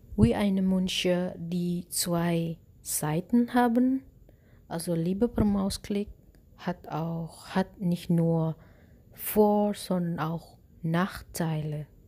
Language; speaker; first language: German; non-native, learner; Indonesian